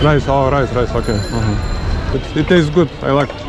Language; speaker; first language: English; non-native, learner; Lithuanian